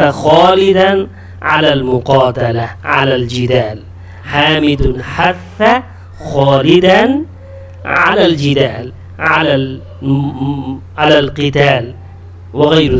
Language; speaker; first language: Arabic; non-native, fluent; Urdu